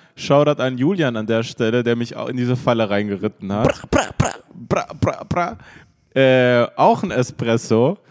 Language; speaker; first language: German; native; German